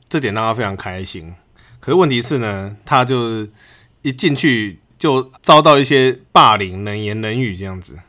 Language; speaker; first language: Chinese; native; Chinese